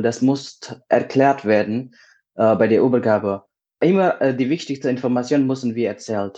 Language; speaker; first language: German; non-native, fluent; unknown